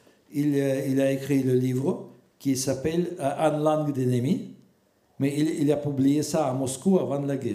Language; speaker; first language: French; non-native, fluent; Russian